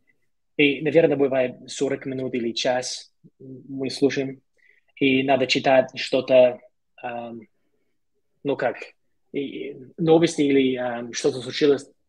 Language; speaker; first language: Russian; non-native, learner; English